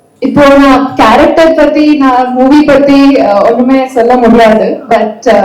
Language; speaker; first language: Tamil; non-native, learner; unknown